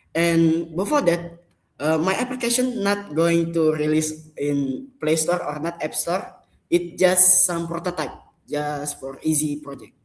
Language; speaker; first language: English; non-native, learner; Indonesian